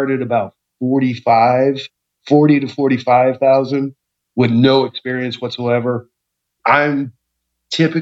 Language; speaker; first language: English; native; English